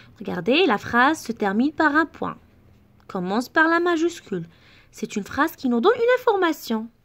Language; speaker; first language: French; non-native, local second language; Arabic